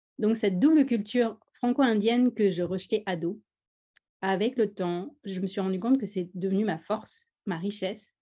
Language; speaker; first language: French; native; French